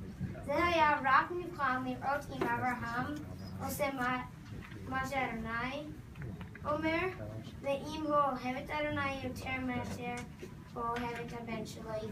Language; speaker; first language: Hebrew; non-native, learner; English